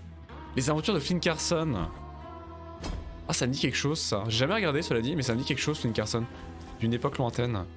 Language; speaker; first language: French; native; French